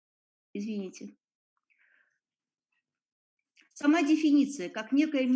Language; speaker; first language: Russian; native; Russian